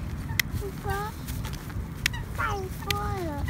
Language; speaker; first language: Chinese; early bilingual, heritage; Chinese